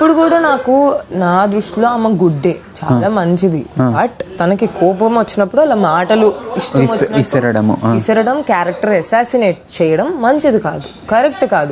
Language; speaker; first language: Telugu; native; Telugu